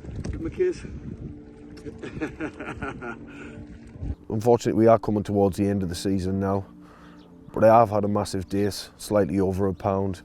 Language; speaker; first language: English; native; English